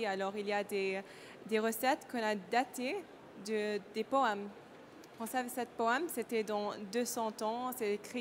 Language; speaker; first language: French; non-native, learner; Arabic